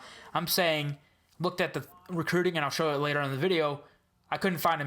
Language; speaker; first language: English; native; English